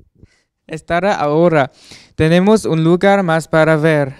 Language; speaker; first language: Spanish; non-native, learner; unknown